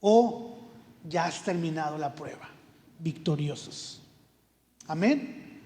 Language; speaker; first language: Spanish; native; Spanish